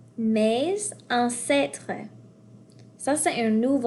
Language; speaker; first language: French; non-native, fluent; English